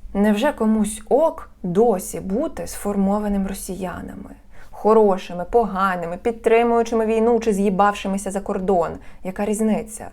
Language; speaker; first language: Ukrainian; non-native, local second language; Russian